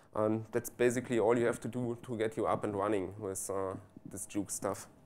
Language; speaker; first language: English; non-native, fluent; German